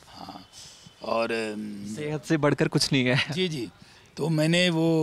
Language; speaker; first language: Hindi; native; Hindi